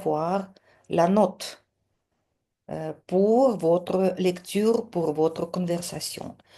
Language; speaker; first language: French; non-native, fluent; Russian